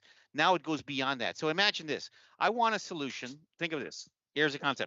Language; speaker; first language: English; native; English